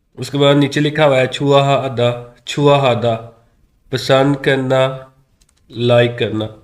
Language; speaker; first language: Urdu; non-native, local second language; Punjabi